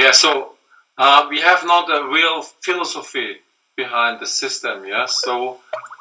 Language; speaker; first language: English; non-native, learner; German